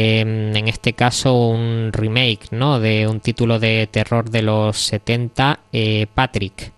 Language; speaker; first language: Spanish; native; Spanish